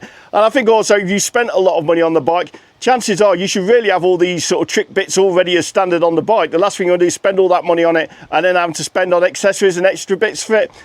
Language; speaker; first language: English; native; English